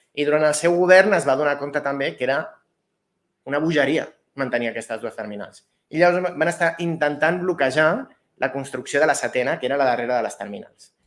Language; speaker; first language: Catalan; native; Catalan